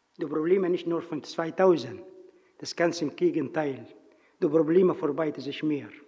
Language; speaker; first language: German; non-native, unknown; Arabic